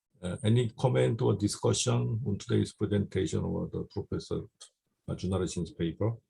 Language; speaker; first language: English; non-native, fluent; Korean